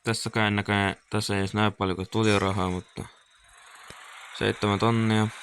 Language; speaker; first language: Finnish; native; Finnish